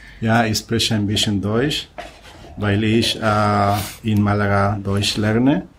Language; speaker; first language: German; non-native, learner; Spanish